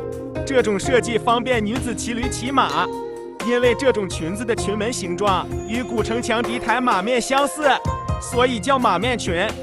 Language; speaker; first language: Chinese; native; Chinese